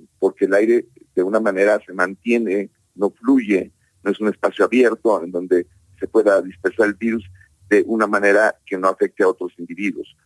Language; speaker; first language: Spanish; native; Spanish